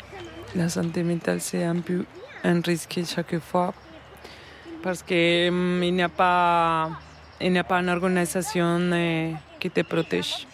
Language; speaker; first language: French; non-native, learner; Spanish